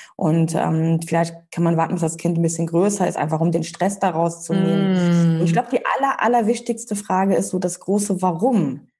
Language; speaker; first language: German; early bilingual, other home language; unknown